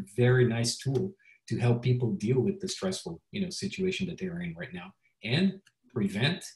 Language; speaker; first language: English; non-native, fluent; Portuguese